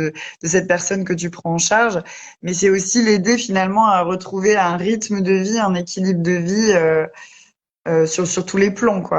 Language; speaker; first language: French; native; French